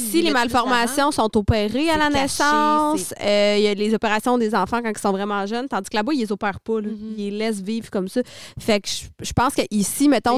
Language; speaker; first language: French; native; French